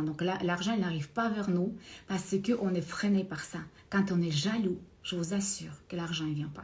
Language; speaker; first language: French; non-native, fluent; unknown